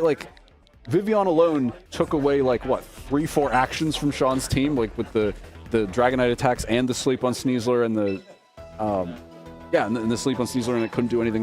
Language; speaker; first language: English; native; English